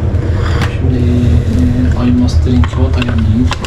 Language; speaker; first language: English; non-native, learner; Turkish